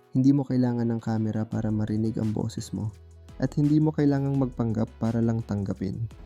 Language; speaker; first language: Filipino; native; Filipino